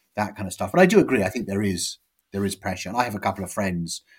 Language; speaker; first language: English; native; English